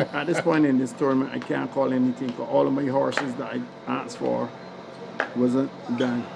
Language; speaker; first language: English; native; English